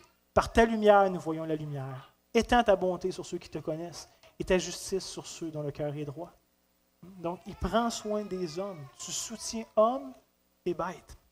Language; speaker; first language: French; native; French